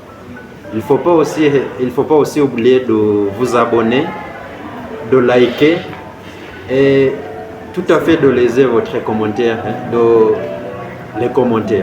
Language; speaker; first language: French; non-native, fluent; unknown